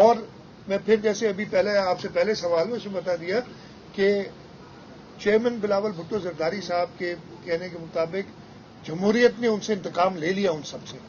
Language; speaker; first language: Urdu; non-native, local second language; Sindhi